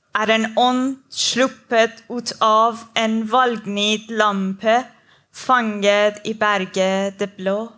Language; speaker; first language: Norwegian; non-native, learner; Persian